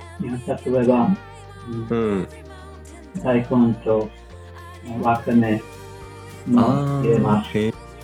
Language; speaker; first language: Japanese; non-native, learner; English